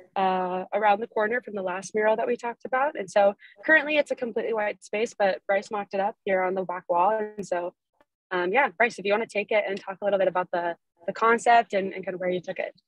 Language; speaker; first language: English; native; English